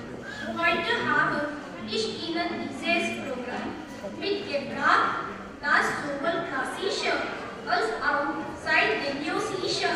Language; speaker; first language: German; non-native, fluent; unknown